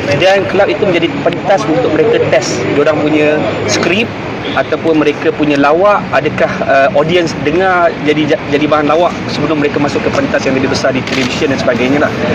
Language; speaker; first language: Malay; native; Malay